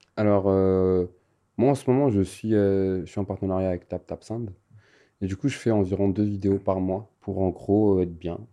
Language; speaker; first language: French; non-native, local second language; Malagasy